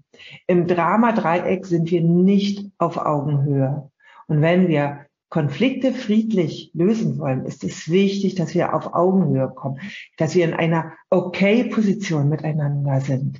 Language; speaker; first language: German; native; German